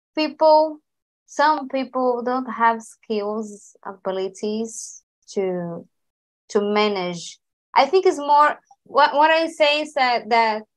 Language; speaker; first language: English; non-native, learner; Portuguese